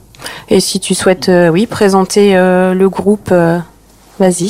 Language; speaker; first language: French; native; French